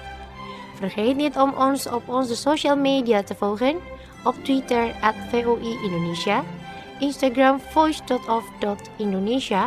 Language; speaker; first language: Dutch; non-native, fluent; Indonesian